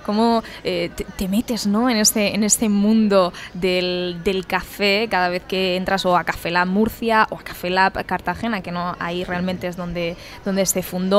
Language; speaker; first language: Spanish; native; Spanish